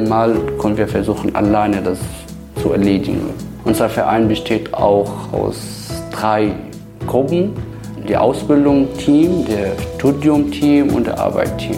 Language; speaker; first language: German; non-native, fluent; Arabic